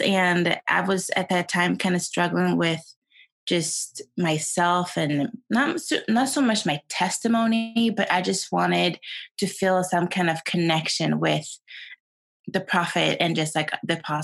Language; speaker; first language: English; non-native, fluent; Swedish